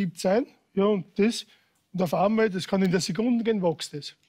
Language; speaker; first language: German; native; German